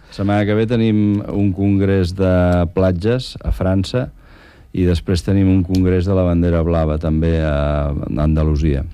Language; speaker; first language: Catalan; native; Catalan